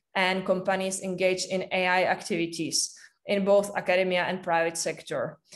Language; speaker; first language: English; non-native, fluent; Czech